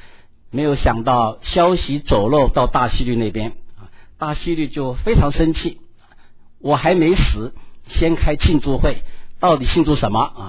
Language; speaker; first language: Chinese; native; Chinese